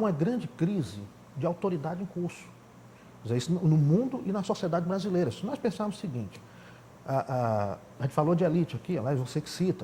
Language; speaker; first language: Portuguese; native; Portuguese